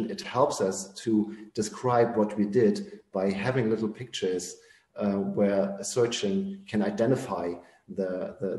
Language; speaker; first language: English; non-native, fluent; German